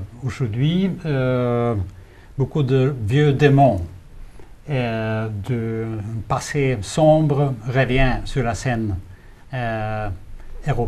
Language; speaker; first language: French; non-native, fluent; Swedish